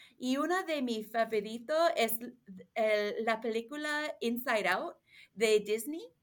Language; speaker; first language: Spanish; non-native, learner; English